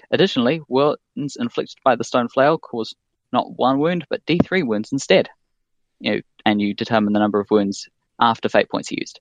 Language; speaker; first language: English; native; English